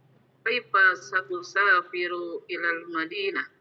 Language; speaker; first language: Arabic; non-native, learner; Indonesian